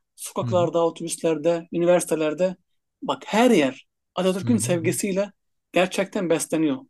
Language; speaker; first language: Turkish; non-native, fluent; Arabic